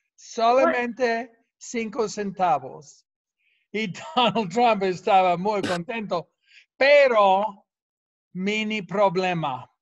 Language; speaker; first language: Spanish; non-native, fluent; English